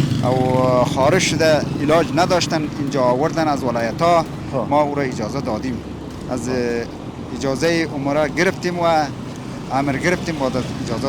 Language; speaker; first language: Persian; non-native, local second language; Pashto